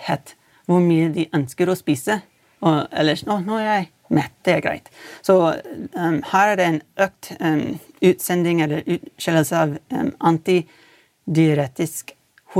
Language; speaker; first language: Norwegian; non-native, fluent; English